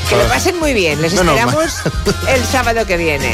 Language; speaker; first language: Spanish; native; Spanish